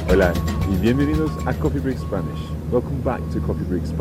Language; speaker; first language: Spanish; non-native, fluent; English